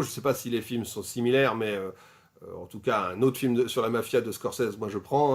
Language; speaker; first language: French; native; French